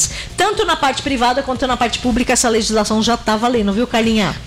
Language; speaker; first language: Portuguese; native; Portuguese